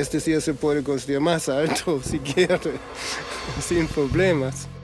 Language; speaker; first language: Spanish; non-native, fluent; German